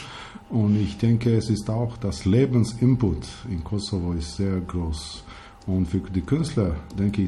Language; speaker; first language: German; non-native, learner; Albanian